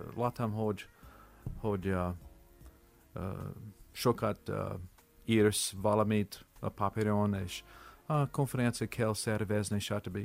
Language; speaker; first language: Hungarian; non-native, learner; English